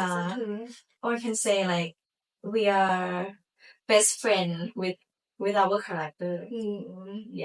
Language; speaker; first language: English; non-native, learner; Thai